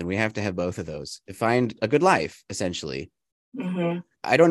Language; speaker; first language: English; native; English